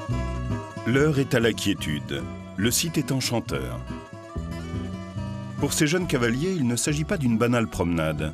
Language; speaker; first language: French; native; French